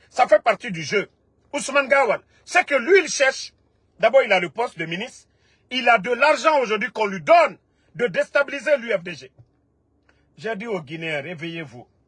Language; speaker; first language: French; non-native, local second language; Mandingo